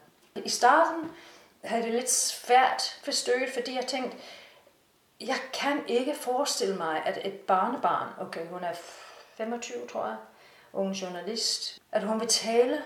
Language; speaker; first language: Danish; non-native, fluent; English